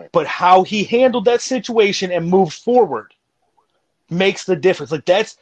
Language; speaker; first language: English; native; English